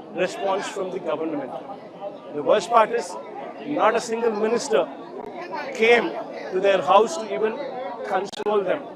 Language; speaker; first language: English; non-native, local second language; Telugu